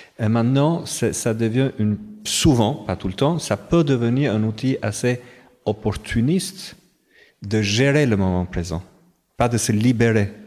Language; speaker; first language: French; non-native, fluent; Albanian